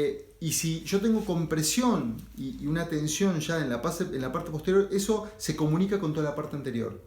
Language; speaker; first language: Spanish; native; Spanish